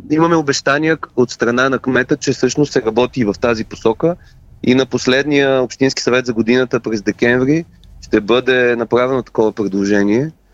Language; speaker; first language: Bulgarian; native; Bulgarian